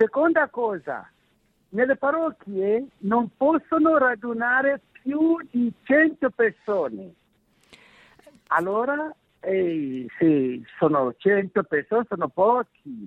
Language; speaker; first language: Italian; non-native, fluent; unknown